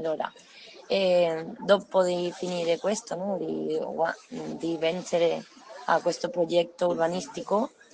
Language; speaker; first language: Italian; non-native, learner; Spanish